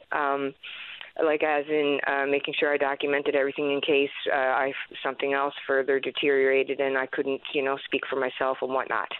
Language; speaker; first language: English; native; English